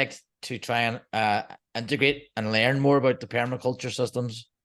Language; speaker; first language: English; native; English